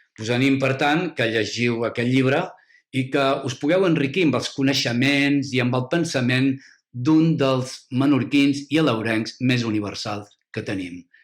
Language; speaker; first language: Catalan; native; Catalan